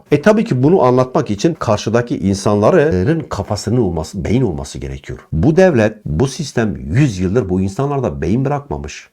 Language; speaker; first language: Turkish; non-native, local second language; Kurdish